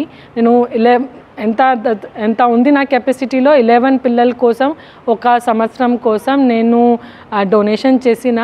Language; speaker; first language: Telugu; non-native, local second language; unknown